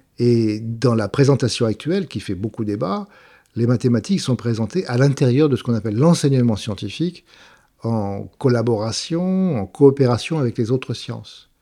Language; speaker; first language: French; native; French